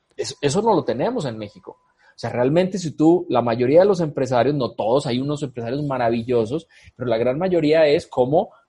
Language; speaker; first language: Spanish; native; Spanish